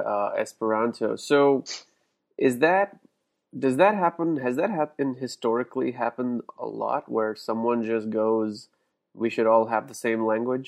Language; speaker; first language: English; non-native, local second language; Hindi